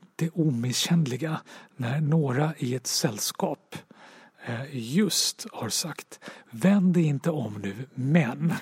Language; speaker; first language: Swedish; native; Swedish